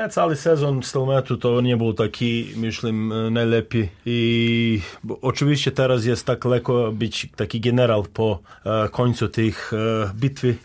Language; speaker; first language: Polish; non-native, learner; Serbian